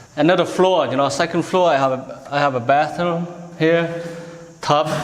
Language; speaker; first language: English; early bilingual, other home language; Vietnamese